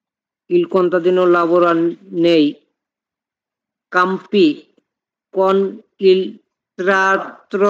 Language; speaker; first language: Italian; non-native, learner; Bangla